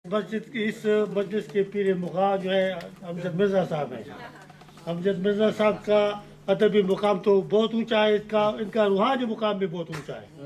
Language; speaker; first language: Urdu; non-native, local second language; Pashto